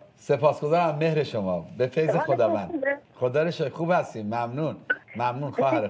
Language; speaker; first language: Persian; native; Persian